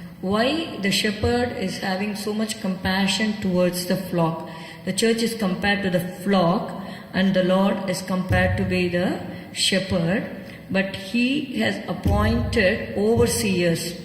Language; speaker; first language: English; non-native, local second language; Tamil